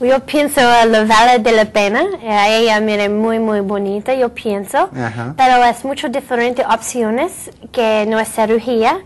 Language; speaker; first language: Spanish; non-native, learner; English